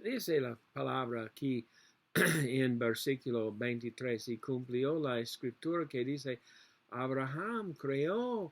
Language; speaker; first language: Spanish; non-native, learner; English